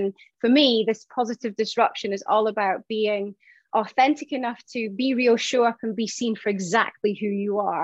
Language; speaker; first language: English; native; English